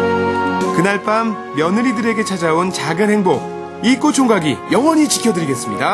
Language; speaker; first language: Korean; native; Korean